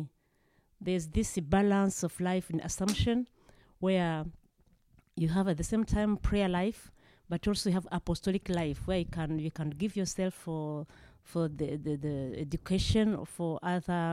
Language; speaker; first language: English; non-native, local second language; Kinyarwanda